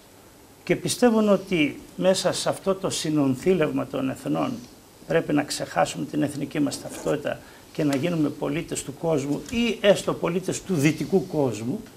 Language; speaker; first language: Greek; native; Greek